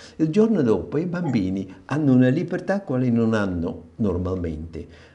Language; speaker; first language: Italian; non-native, fluent; German